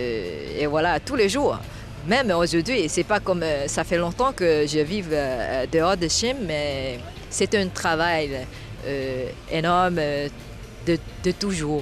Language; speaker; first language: French; non-native, fluent; Chinese